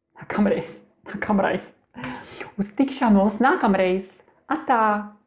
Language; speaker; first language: Latvian; non-native, learner; Czech